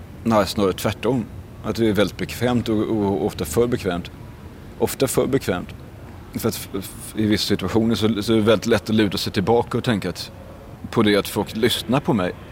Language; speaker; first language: Swedish; native; Swedish